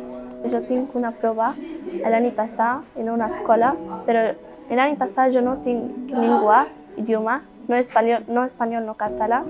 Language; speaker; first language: Catalan; non-native, learner; Arabic